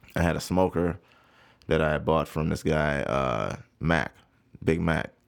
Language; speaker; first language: English; native; English